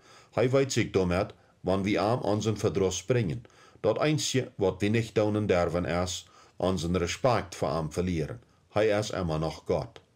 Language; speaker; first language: German; early bilingual, heritage; Plautdietsch